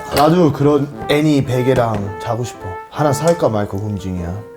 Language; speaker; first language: Korean; non-native, fluent; English